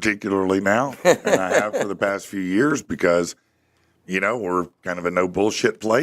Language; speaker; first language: English; native; English